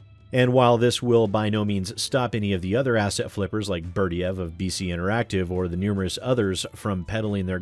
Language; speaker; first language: English; native; English